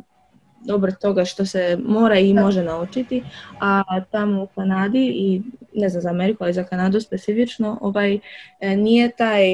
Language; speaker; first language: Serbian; early bilingual, other home language; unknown